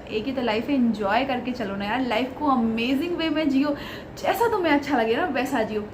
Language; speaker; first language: Hindi; native; Hindi